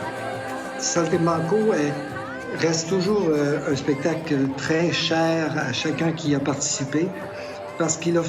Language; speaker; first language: French; native; French